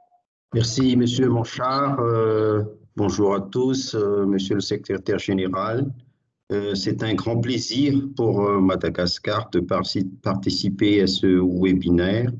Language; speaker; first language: French; non-native, local second language; Malagasy